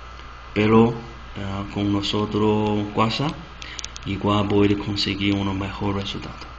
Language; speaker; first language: Spanish; non-native, learner; Chinese